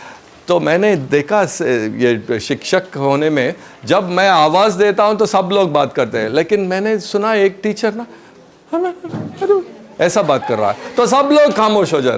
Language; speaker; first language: Hindi; non-native, local second language; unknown